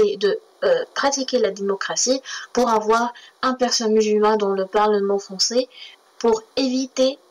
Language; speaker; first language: French; non-native, learner; Arabic